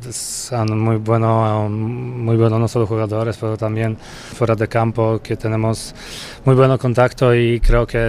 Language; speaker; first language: Spanish; non-native, fluent; Polish